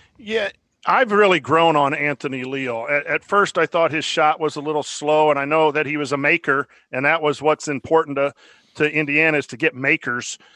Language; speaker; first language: English; native; English